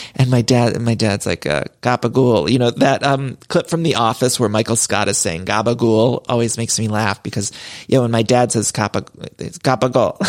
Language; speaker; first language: English; early bilingual, other home language; Italian